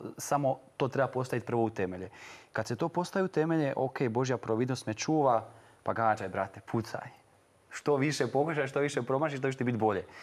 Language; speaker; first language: Croatian; native; Croatian